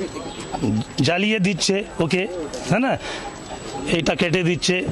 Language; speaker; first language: Bangla; non-native, local second language; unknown